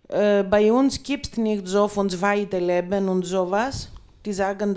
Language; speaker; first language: German; non-native, learner; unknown